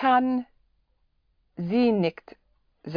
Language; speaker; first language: German; non-native, learner; English